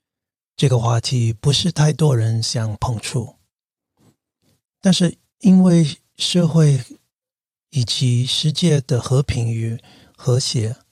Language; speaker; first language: Chinese; non-native, fluent; English